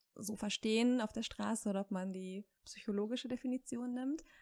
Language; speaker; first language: German; native; German